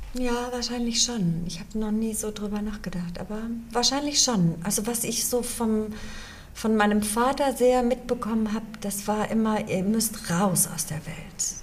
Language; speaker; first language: German; early bilingual, other home language; English